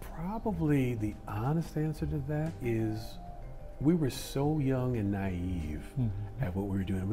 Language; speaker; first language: English; native; English